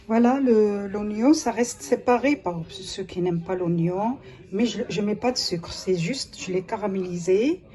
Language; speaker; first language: French; non-native, local second language; Arabic